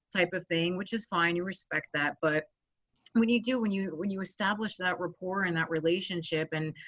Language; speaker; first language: English; native; English